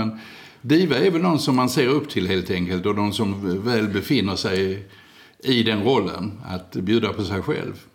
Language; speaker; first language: Swedish; native; Swedish